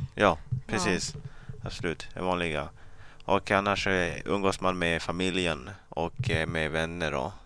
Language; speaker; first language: Swedish; early bilingual, other home language; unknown